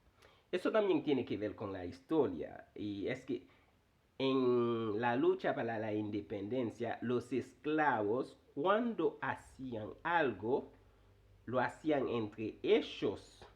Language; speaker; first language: Spanish; non-native, fluent; Haitian Creole